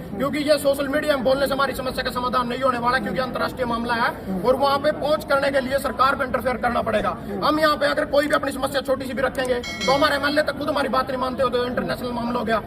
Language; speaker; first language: Hindi; native; Hindi